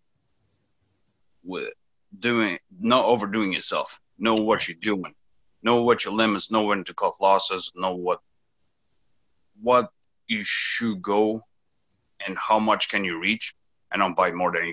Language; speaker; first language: English; non-native, fluent; Portuguese